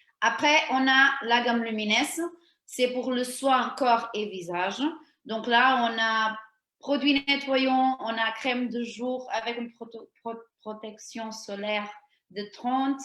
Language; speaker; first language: French; non-native, fluent; Portuguese